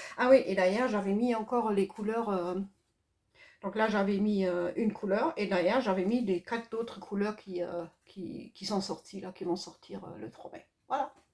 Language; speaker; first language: French; non-native, fluent; German